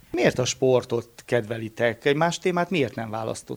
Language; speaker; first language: Hungarian; native; Hungarian